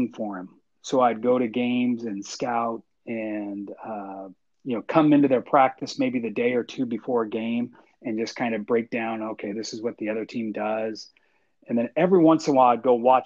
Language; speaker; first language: English; native; English